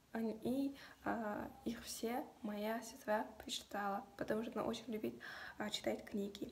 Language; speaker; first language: Russian; non-native, local second language; Kazakh